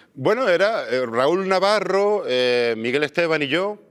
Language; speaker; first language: Spanish; native; Spanish